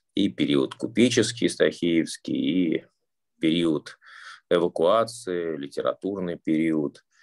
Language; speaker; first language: Russian; native; Russian